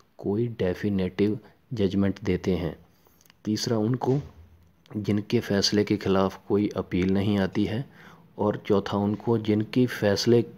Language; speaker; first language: Hindi; non-native, local second language; Punjabi